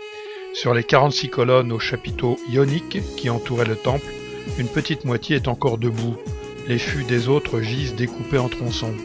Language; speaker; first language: French; native; French